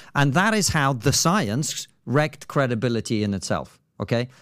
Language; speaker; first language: English; non-native, fluent; Russian